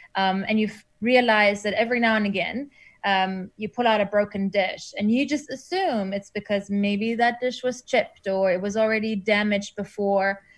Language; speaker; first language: English; non-native, fluent; German